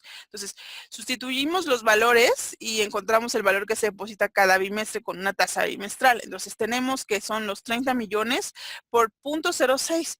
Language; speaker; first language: Spanish; native; Spanish